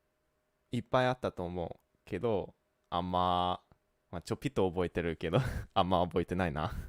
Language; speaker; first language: Japanese; early bilingual, heritage; Japanese